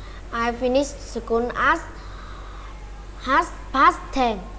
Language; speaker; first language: English; non-native, learner; Vietnamese